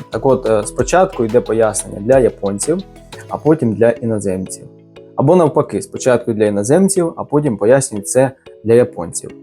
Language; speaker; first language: Ukrainian; native; Ukrainian